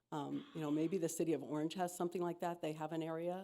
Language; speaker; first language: English; native; English